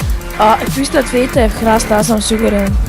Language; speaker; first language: Bulgarian; native; Bulgarian